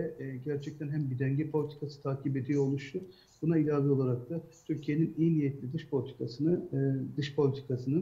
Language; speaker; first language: Turkish; native; Turkish